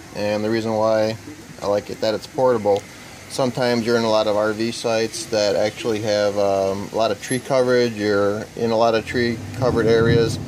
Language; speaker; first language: English; native; English